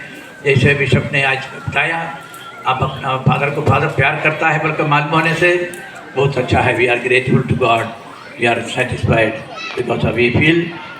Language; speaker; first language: Hindi; non-native, local second language; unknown